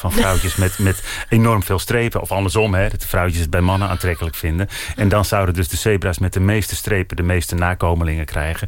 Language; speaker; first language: Dutch; native; Dutch